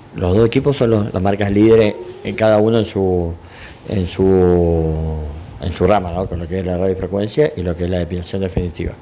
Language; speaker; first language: Spanish; native; Spanish